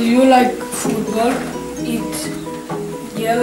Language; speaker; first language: English; non-native, learner; Catalan